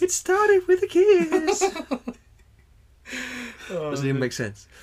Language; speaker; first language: English; native; English